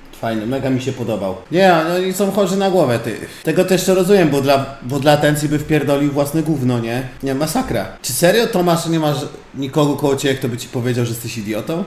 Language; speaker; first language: Polish; native; Polish